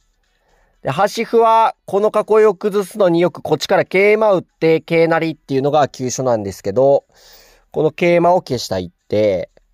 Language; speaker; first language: Japanese; native; Japanese